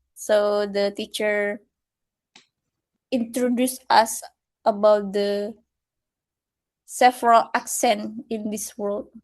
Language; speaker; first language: English; non-native, fluent; Indonesian